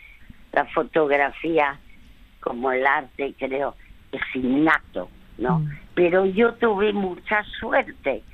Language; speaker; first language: Spanish; early bilingual, other home language; French